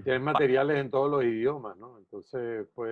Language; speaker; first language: Spanish; native; Spanish